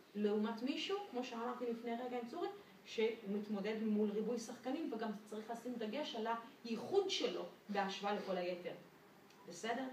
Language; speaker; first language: Hebrew; non-native, fluent; French